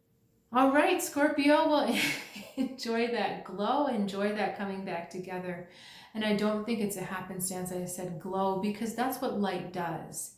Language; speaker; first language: English; native; English